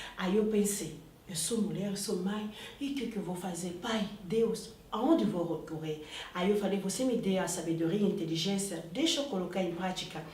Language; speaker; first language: Portuguese; non-native, fluent; Lingala